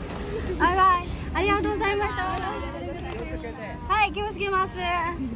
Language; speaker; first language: Japanese; non-native, learner; Filipino